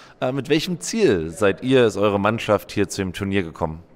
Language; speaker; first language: German; native; German